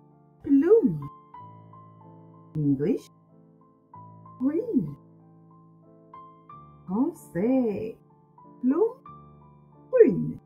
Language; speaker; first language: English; non-native, learner; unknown